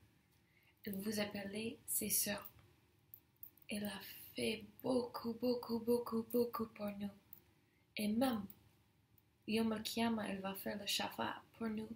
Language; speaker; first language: French; non-native, fluent; English